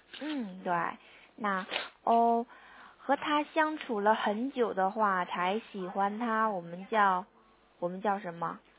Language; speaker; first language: Chinese; native; Chinese